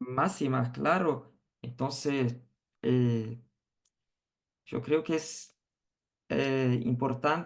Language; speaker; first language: Spanish; non-native, fluent; Portuguese